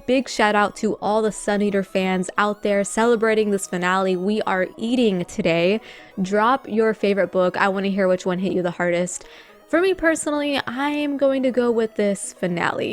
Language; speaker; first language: English; native; English